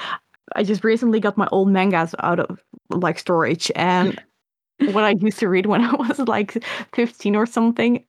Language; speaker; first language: English; early bilingual, other home language; Dutch